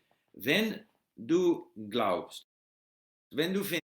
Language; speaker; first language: German; non-native, learner; English